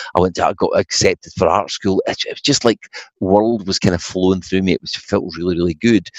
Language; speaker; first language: English; native; English